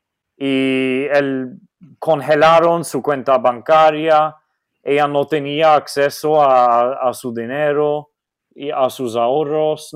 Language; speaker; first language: Spanish; non-native, fluent; Maltese